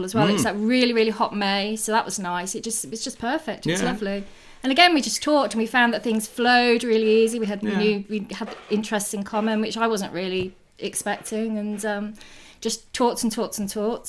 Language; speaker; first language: English; native; English